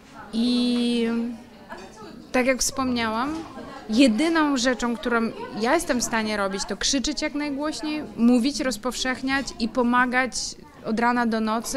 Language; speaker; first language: Polish; non-native, fluent; Ukrainian